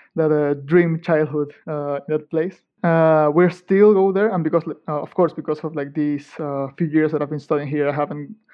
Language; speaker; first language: English; non-native, fluent; Spanish